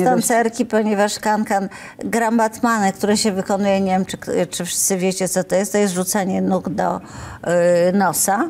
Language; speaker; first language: Polish; native; Polish